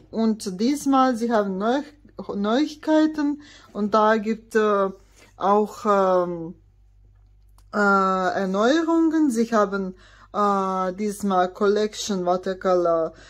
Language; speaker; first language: German; non-native, fluent; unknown